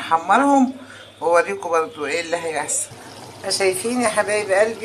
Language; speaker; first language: Arabic; native; Arabic